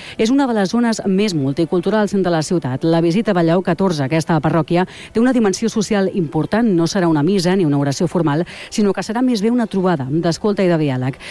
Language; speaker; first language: Catalan; native; Catalan